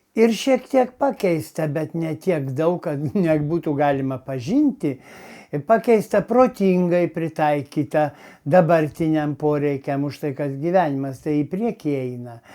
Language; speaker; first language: Lithuanian; native; Lithuanian